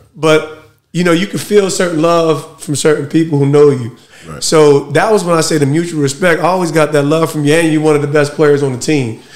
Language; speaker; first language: English; native; English